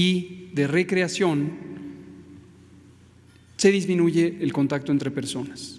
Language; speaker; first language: Spanish; native; Spanish